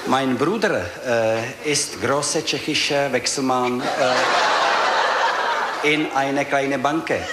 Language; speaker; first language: German; non-native, learner; Czech